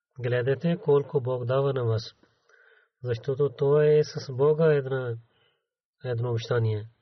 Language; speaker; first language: Bulgarian; non-native, learner; Urdu